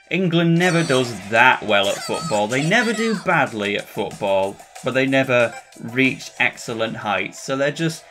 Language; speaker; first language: English; native; English